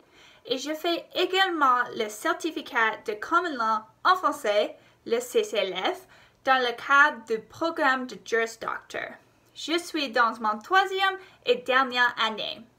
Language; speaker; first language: French; non-native, local second language; English